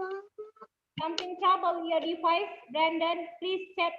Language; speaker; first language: English; non-native, learner; Indonesian